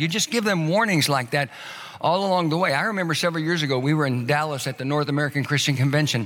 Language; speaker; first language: English; native; English